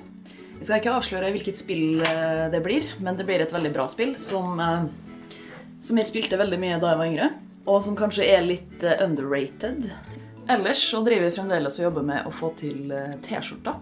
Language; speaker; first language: Norwegian; native; Norwegian